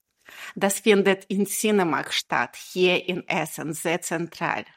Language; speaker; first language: German; non-native, fluent; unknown